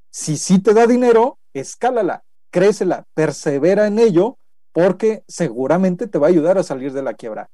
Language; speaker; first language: Spanish; native; Spanish